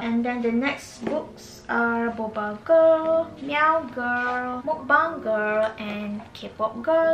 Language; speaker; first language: English; non-native, local second language; Malay